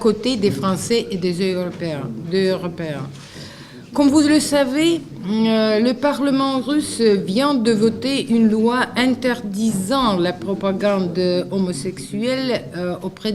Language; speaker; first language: French; non-native, fluent; Russian